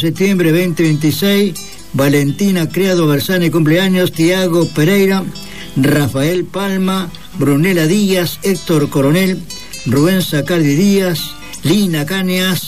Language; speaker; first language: Spanish; native; Spanish